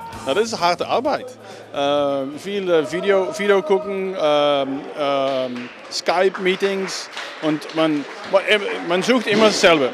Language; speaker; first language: German; non-native, fluent; English